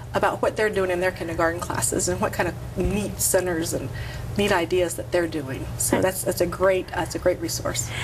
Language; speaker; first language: English; native; English